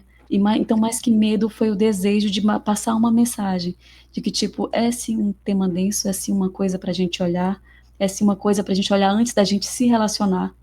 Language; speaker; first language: Portuguese; native; Portuguese